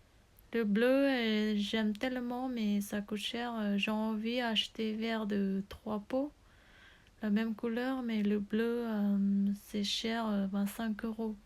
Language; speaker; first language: French; non-native, learner; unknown